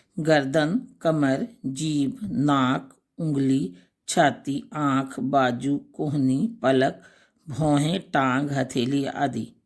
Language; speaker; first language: Hindi; native; Hindi